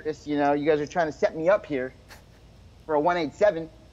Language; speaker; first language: English; native; English